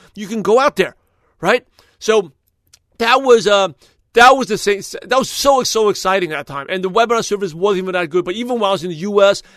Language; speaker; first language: English; native; English